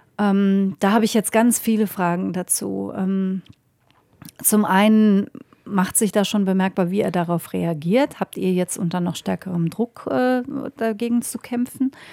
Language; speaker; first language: German; native; German